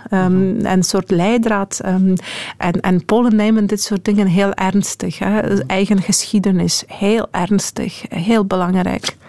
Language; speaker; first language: Dutch; non-native, fluent; Polish